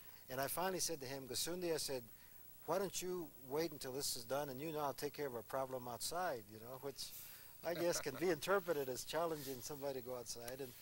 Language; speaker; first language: English; early bilingual, other home language; Spanish